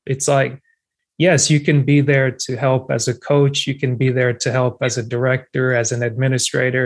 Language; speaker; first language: English; non-native, local second language; French